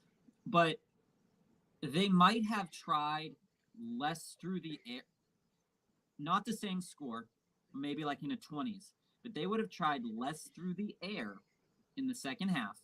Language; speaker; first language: English; native; English